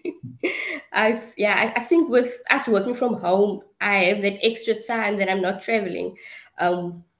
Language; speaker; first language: English; non-native, local second language; Afrikaans